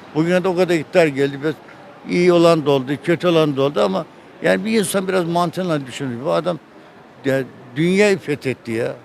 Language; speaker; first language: Turkish; native; Turkish